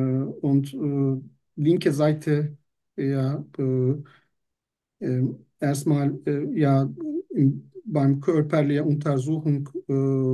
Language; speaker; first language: German; non-native, learner; Turkish